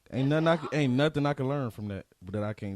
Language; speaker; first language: English; native; English